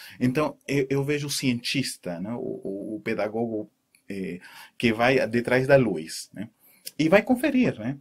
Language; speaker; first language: Portuguese; non-native, fluent; Spanish